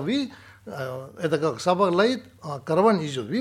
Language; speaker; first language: Russian; non-native, learner; Tibetan